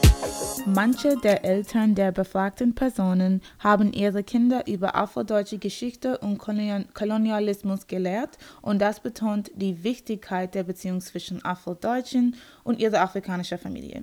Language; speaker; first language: German; non-native, learner; English